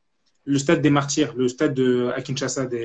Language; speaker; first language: French; native; French